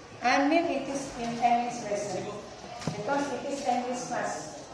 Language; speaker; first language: English; non-native, learner; Indonesian